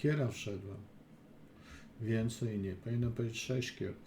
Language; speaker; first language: Polish; native; Polish